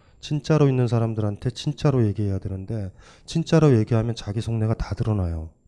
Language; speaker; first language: Korean; native; Korean